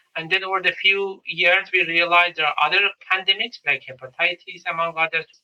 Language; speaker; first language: English; non-native, fluent; Persian